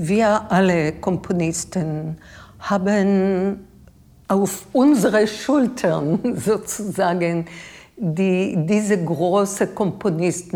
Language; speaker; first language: German; non-native, fluent; Hebrew